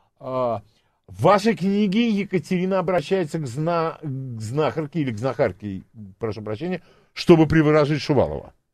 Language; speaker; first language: Russian; native; Russian